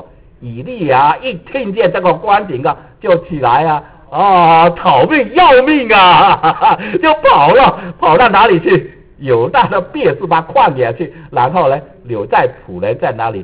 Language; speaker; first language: Chinese; native; Chinese